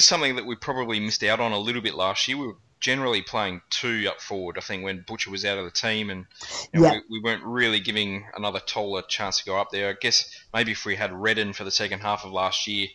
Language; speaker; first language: English; native; English